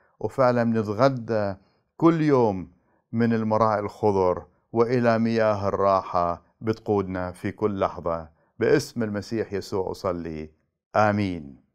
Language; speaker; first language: Arabic; native; Arabic